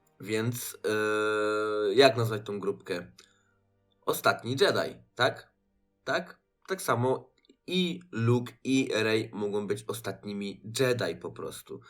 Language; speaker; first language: Polish; native; Polish